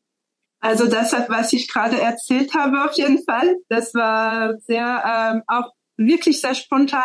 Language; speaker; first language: German; non-native, fluent; French